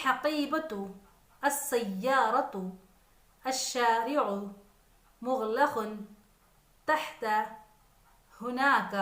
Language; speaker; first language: Arabic; non-native, fluent; Urdu